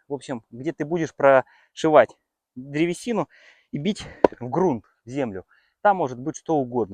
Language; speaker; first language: Russian; native; Russian